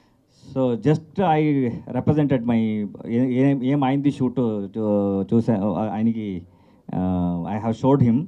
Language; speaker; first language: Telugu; non-native, local second language; Kannada